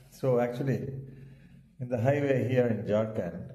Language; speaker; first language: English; non-native, local second language; Tamil